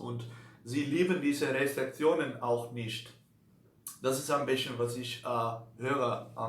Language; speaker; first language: German; non-native, learner; Dutch